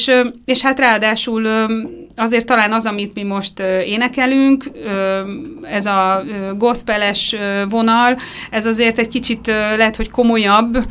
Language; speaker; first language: Hungarian; native; Hungarian